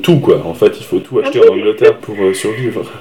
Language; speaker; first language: French; native; French